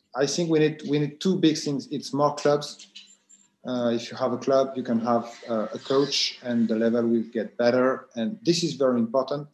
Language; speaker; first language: English; non-native, fluent; French